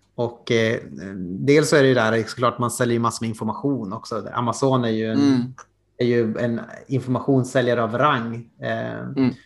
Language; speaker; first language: Swedish; native; Swedish